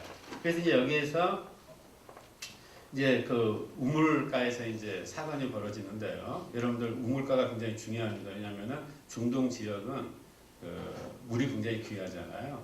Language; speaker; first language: Korean; native; Korean